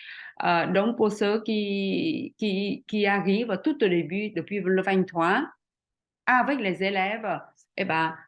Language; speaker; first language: French; non-native, fluent; Vietnamese